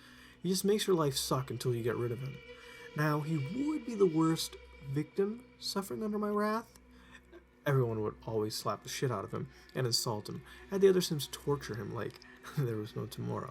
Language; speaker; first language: English; native; English